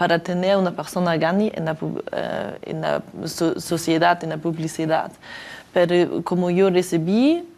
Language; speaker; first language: Spanish; non-native, learner; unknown